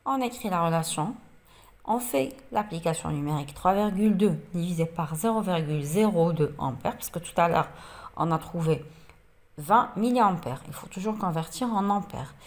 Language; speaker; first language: French; non-native, local second language; Arabic